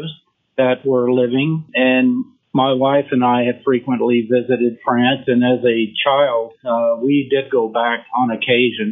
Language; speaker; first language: English; early bilingual, other home language; French